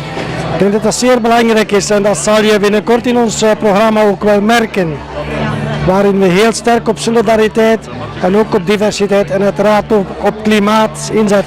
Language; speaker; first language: Dutch; native; Dutch